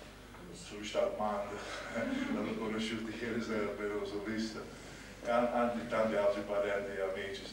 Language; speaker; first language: Italian; non-native, local second language; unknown